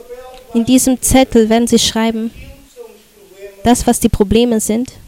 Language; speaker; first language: German; non-native, fluent; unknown